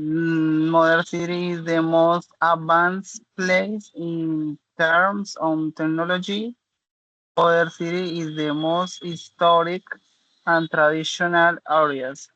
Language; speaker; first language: English; non-native, learner; Spanish